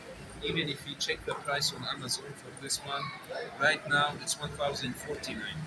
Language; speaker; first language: English; non-native, fluent; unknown